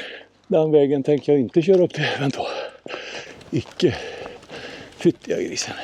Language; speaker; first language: Swedish; native; Swedish